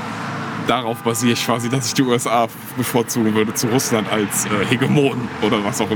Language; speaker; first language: German; native; German